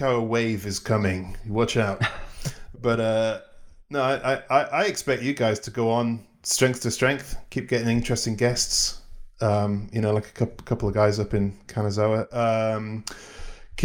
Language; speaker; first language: English; native; English